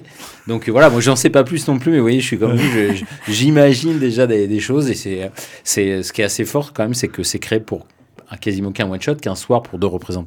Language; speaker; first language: French; native; French